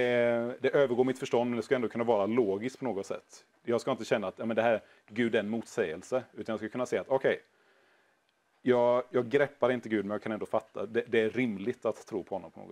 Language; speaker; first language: Swedish; native; Swedish